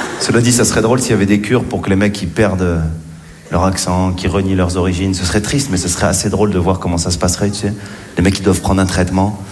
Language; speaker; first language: French; native; French